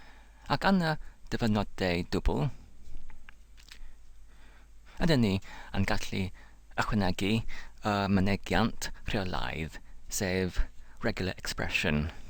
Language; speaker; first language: Welsh; non-native, fluent; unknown